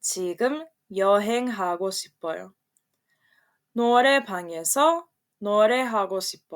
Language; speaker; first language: Korean; non-native, fluent; Serbian